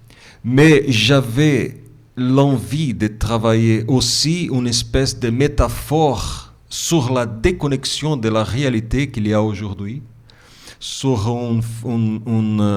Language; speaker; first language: French; non-native, fluent; Portuguese